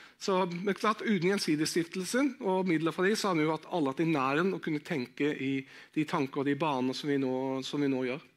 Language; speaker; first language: Norwegian; native; Norwegian